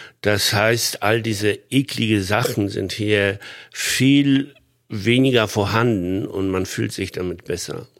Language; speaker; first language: German; non-native, fluent; Polish